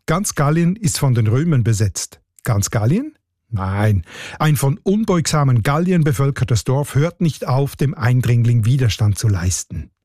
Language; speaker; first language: German; native; German